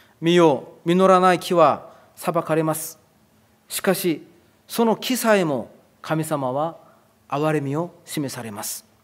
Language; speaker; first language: Japanese; non-native, fluent; Korean